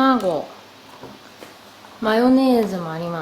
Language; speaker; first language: Japanese; native; Japanese